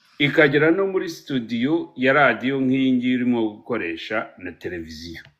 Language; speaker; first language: Kinyarwanda; early bilingual, heritage; Kinyarwanda